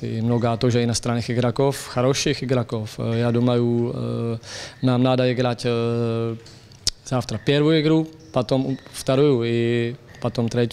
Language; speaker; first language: Russian; non-native, fluent; Czech